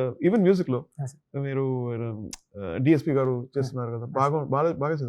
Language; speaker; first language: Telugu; non-native, learner; Tamil